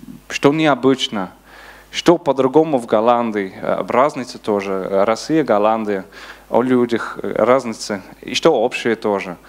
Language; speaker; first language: Russian; non-native, learner; Dutch